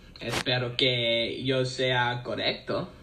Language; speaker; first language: Spanish; non-native, learner; English